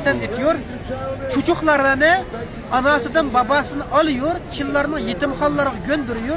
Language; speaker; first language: Turkish; non-native, learner; Uyghur